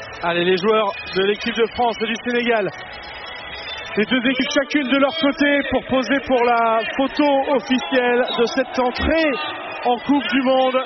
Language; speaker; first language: French; native; French